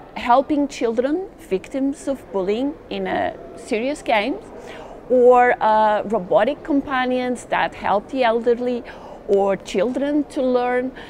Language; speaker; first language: English; non-native, fluent; Portuguese